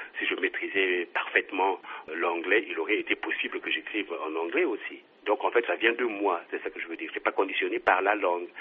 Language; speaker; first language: French; non-native, local second language; Kongo